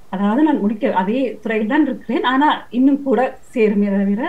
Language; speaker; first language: Tamil; early bilingual, heritage; Tamil